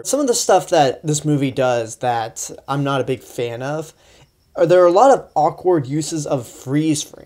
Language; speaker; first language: English; native; English